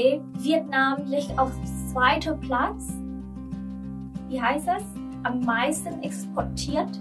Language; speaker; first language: German; non-native, learner; Vietnamese